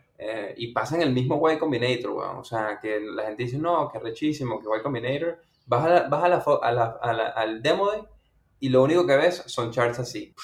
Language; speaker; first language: Spanish; native; Spanish